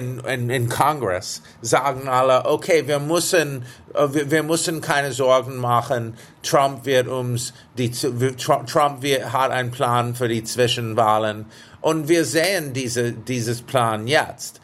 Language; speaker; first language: German; non-native, fluent; English